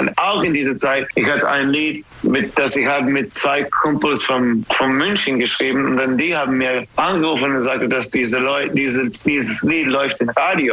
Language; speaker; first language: German; non-native, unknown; English